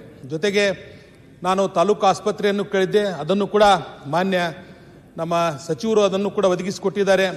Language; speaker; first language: Kannada; non-native, local second language; Urdu